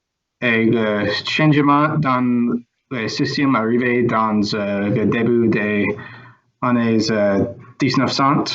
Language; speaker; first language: French; non-native, learner; English